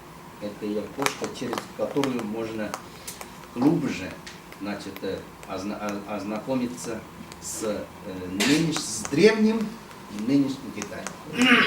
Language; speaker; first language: Russian; non-native, fluent; Chinese